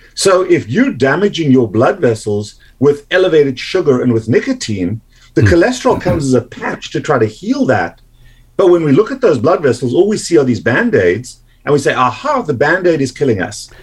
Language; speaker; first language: English; native; English